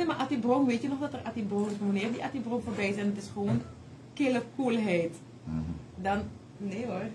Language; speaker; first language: Dutch; native; Dutch